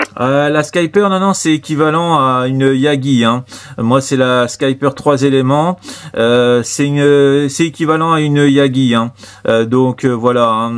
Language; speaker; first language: French; native; French